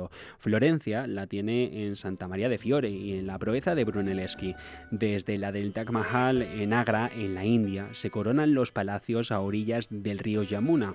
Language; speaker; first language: Spanish; native; Spanish